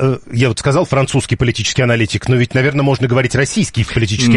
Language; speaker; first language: Russian; native; Russian